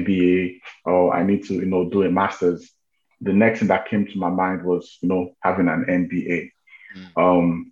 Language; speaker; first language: English; non-native, local second language; Yoruba